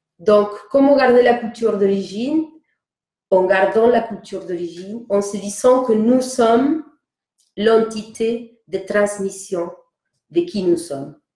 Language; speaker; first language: French; non-native, fluent; Spanish